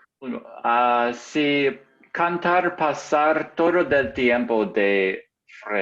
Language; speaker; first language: Spanish; non-native, learner; English